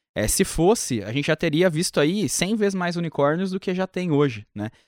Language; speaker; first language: Portuguese; native; Portuguese